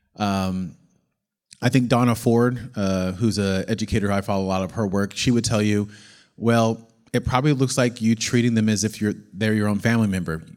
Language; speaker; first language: English; native; English